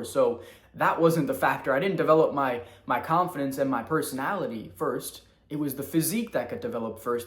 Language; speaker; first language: English; native; English